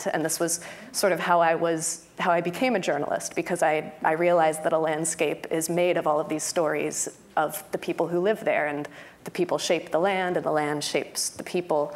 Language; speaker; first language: English; native; English